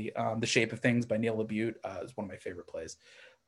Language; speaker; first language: English; native; English